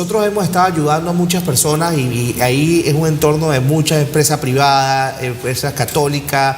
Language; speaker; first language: Spanish; native; Spanish